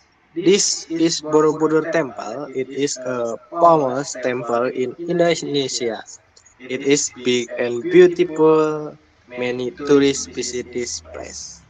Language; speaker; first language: English; non-native, learner; Indonesian